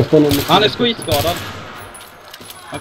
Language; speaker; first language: Swedish; native; Swedish